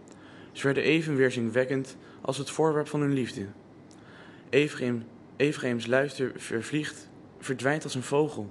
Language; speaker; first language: Dutch; native; Dutch